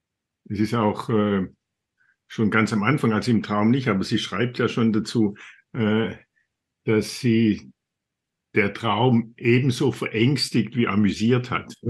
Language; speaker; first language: German; native; German